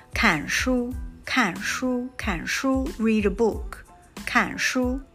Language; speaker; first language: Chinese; non-native, fluent; English